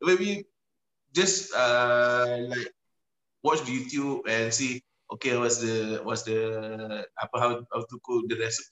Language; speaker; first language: English; non-native, local second language; Malay